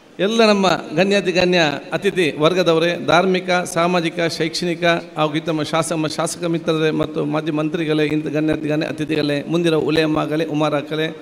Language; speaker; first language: Kannada; non-native, local second language; Malayalam